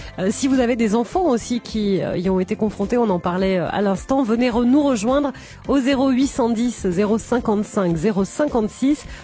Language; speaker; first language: French; native; French